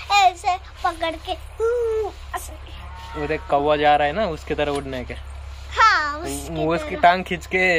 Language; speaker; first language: Hindi; non-native, local second language; Marathi